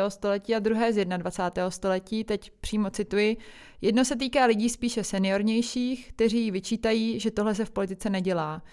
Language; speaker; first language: Czech; native; Czech